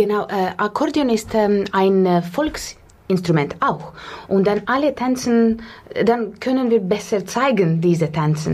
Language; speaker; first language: German; non-native, fluent; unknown